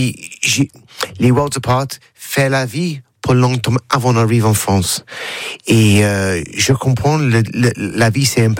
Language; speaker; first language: French; non-native, learner; English